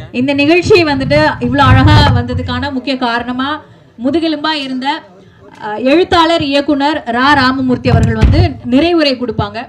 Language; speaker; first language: Tamil; native; Tamil